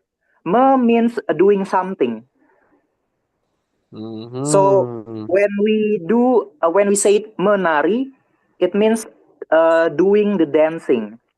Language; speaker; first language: English; non-native, fluent; Indonesian